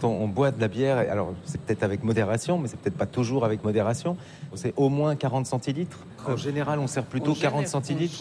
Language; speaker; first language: French; native; French